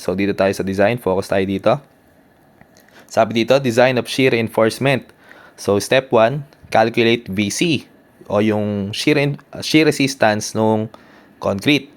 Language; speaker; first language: Filipino; native; Filipino